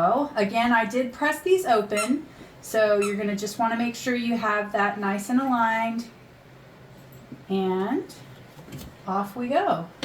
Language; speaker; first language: English; native; English